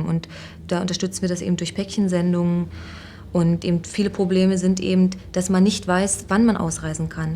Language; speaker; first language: German; native; German